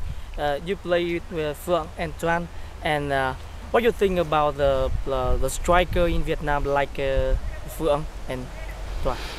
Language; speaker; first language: English; non-native, learner; Vietnamese